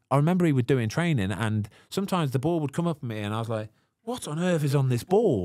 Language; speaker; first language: English; native; English